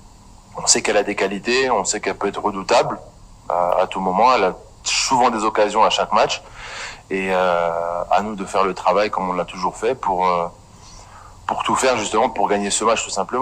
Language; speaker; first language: French; native; French